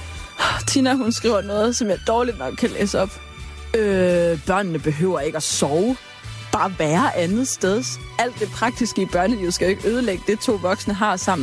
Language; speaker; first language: Danish; native; Danish